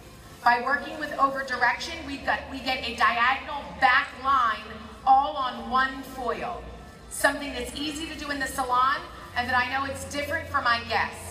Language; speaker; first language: English; native; English